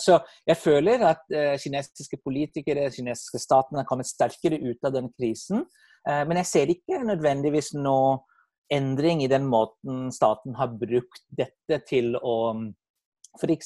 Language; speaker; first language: Norwegian; non-native, fluent; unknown